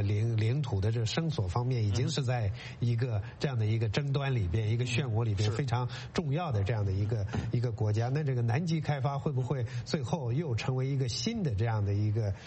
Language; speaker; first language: Chinese; native; Chinese